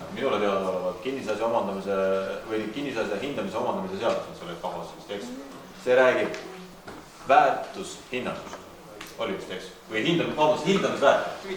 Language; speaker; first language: Estonian; native; Estonian